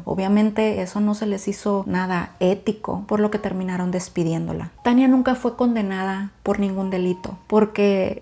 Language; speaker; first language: Spanish; native; Spanish